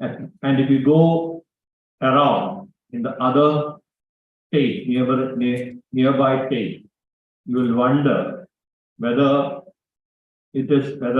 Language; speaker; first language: English; non-native, local second language; Malayalam